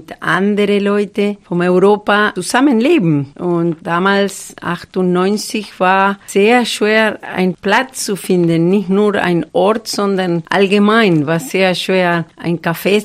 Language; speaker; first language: German; non-native, fluent; Spanish